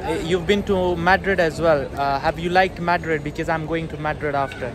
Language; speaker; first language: English; non-native, fluent; Urdu